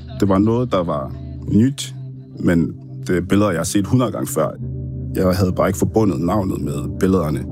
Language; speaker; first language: Danish; early bilingual, other home language; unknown